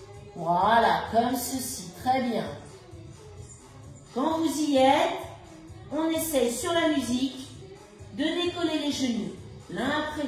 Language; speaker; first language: French; native; French